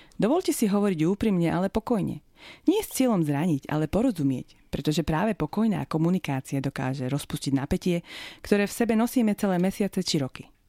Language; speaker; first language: Slovak; native; Slovak